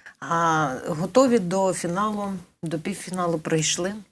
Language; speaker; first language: Ukrainian; native; Ukrainian